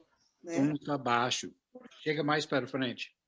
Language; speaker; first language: Portuguese; non-native, fluent; English